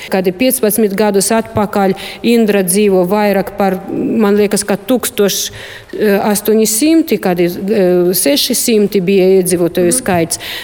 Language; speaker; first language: Latvian; non-native, local second language; Russian